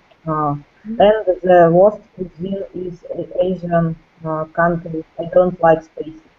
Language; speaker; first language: English; non-native, learner; Russian